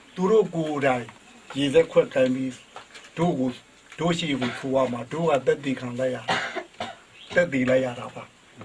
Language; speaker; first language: Burmese; native; Burmese